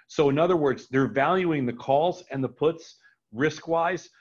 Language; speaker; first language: English; native; English